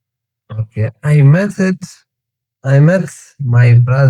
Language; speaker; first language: English; non-native, learner; Tigrinya